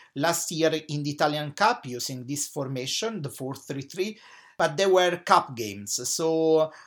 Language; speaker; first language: English; non-native, fluent; Italian